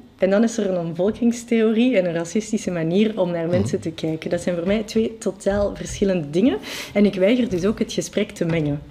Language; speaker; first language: Dutch; non-native, local second language; French